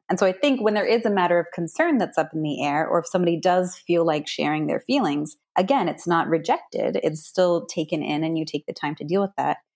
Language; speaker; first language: English; native; English